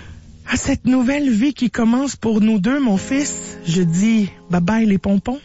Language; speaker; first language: French; native; French